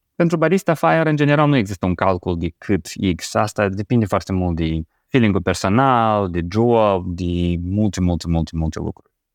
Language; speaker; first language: Romanian; native; Romanian